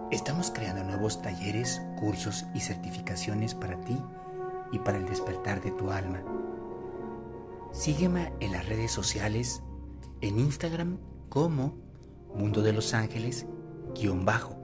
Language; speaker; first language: Spanish; native; Spanish